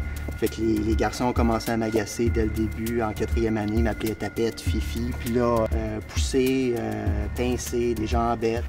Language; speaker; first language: French; native; French